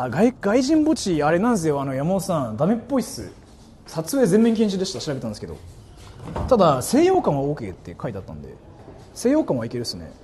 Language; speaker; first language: Japanese; native; Japanese